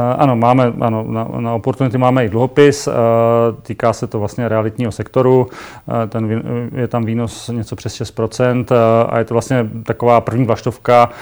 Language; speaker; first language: Czech; native; Czech